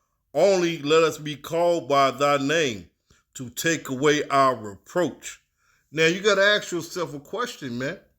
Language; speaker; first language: English; native; English